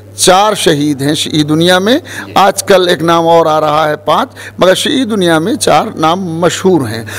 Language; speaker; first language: Hindi; native; Hindi